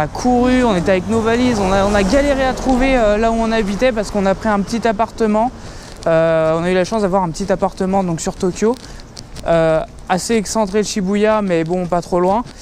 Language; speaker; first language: French; native; French